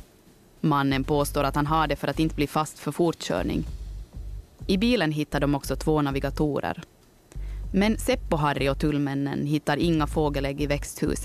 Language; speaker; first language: Swedish; native; Swedish